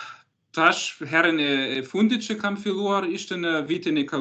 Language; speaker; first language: Albanian; non-native, learner; German